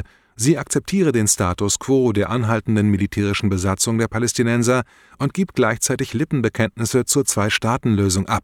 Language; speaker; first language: German; native; German